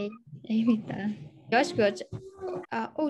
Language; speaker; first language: Finnish; non-native, learner; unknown